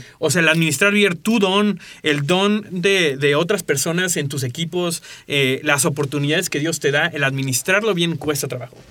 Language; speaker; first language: Spanish; native; Spanish